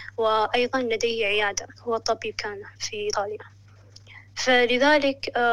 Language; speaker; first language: Arabic; non-native, local second language; Somali